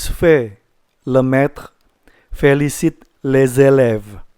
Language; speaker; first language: French; non-native, fluent; Indonesian